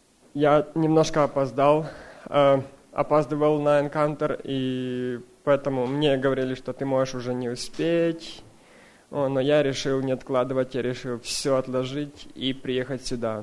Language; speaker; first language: Russian; early bilingual, other home language; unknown